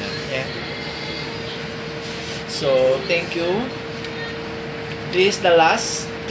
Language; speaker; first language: English; non-native, local second language; Filipino